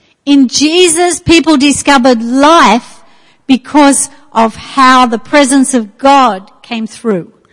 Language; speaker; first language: English; native; English